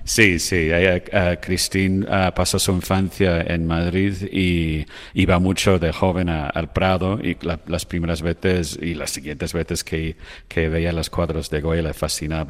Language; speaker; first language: Spanish; non-native, fluent; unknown